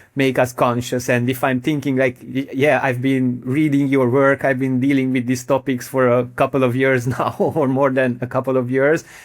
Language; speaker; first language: English; non-native, fluent; Hungarian